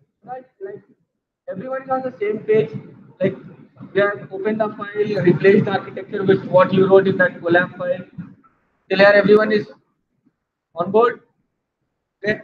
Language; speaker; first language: English; non-native, local second language; Hindi